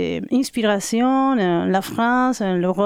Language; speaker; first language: French; non-native, learner; Spanish